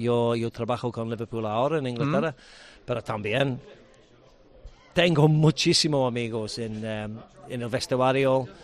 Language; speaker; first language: Spanish; non-native, learner; English